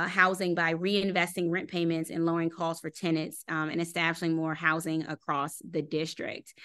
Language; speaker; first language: English; native; English